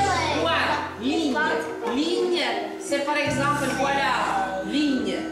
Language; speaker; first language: French; non-native, fluent; Latvian